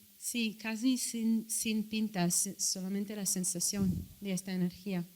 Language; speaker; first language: Spanish; non-native, fluent; English